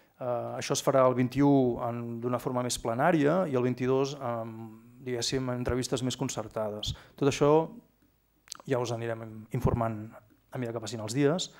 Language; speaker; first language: Catalan; native; Catalan